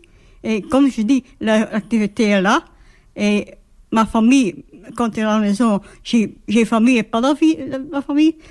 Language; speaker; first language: French; non-native, learner; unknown